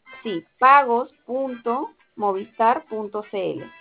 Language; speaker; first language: Spanish; native; Spanish